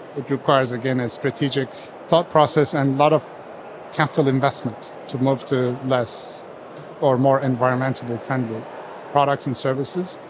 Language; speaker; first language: English; non-native, fluent; Turkish